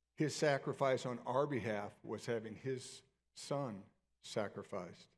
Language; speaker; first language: English; native; English